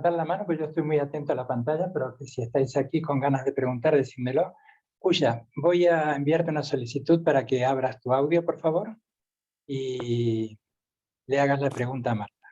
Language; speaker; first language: Spanish; native; Spanish